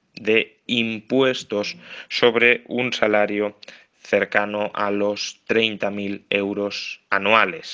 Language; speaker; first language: Spanish; native; Spanish